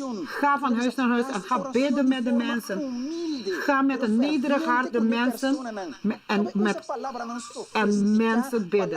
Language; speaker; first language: Dutch; non-native, local second language; Papiamento